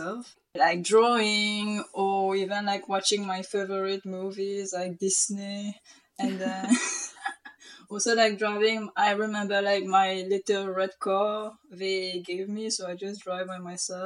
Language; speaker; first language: English; non-native, local second language; Morisyen